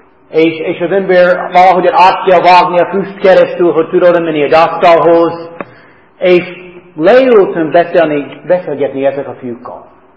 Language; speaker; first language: Hungarian; non-native, fluent; English